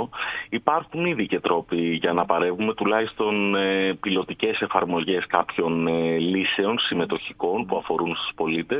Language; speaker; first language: Greek; native; Greek